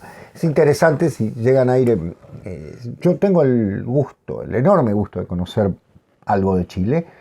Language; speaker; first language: Spanish; native; Spanish